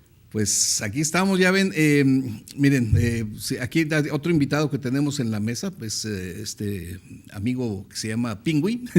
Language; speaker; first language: Spanish; native; Spanish